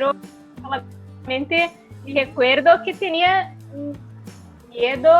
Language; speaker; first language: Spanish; non-native, learner; Portuguese